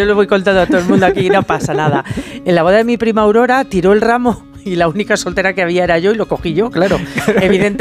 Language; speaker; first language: Spanish; native; Spanish